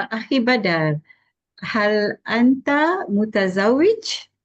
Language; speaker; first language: Arabic; non-native, learner; Malay